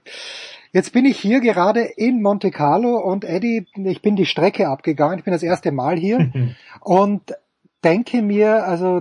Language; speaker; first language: German; native; German